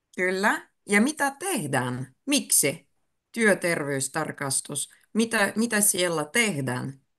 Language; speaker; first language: Finnish; non-native, fluent; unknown